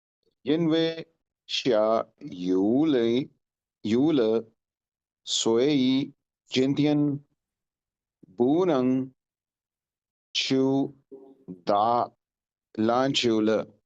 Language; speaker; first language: Chinese; non-native, learner; Urdu